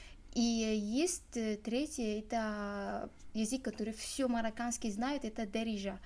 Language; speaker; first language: Russian; non-native, learner; Arabic